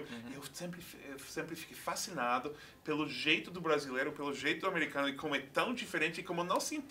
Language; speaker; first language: Portuguese; non-native, fluent; English